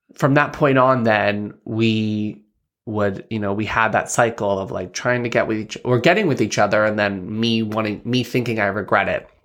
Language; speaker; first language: English; native; English